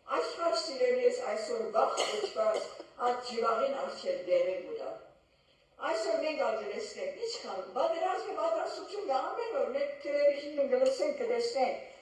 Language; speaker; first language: Armenian; early bilingual, heritage; Armenian